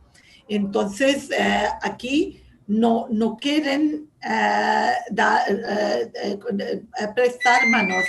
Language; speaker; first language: Spanish; non-native, fluent; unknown